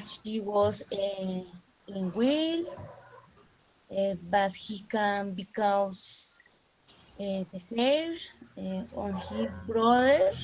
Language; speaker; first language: English; non-native, learner; Spanish